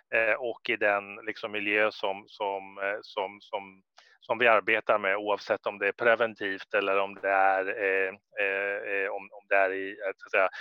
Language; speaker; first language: Swedish; native; Swedish